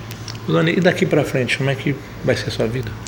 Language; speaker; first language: Portuguese; native; Portuguese